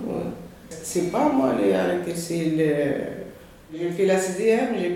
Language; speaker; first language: French; non-native, learner; Arabic